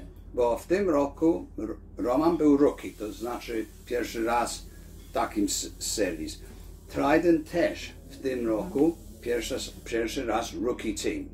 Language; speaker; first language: Polish; early bilingual, heritage; Polish